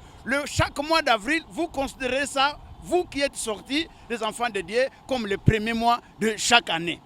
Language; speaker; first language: French; non-native, local second language; Lingala